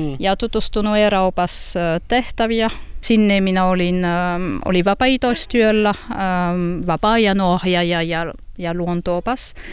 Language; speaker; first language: Finnish; non-native, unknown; French